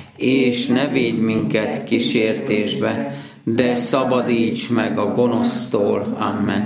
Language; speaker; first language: Hungarian; native; Hungarian